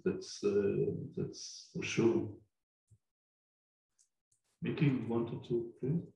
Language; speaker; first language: English; non-native, fluent; Hebrew